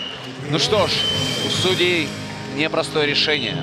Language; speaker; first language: Russian; native; Russian